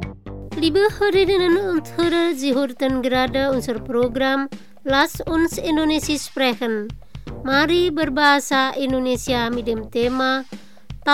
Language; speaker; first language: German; non-native, learner; Indonesian